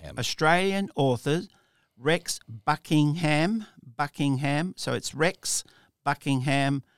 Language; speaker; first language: English; early bilingual, other home language; Italian